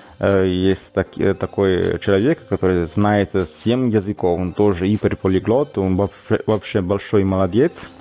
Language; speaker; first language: Russian; non-native, fluent; Italian